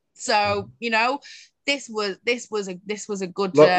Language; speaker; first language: English; native; English